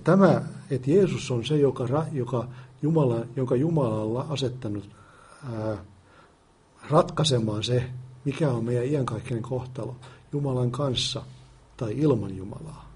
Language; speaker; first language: Finnish; native; Finnish